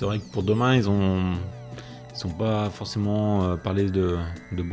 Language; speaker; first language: French; native; French